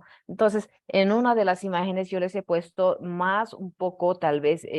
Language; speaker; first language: Spanish; native; Spanish